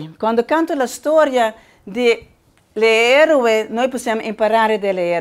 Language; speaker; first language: Italian; non-native, learner; Spanish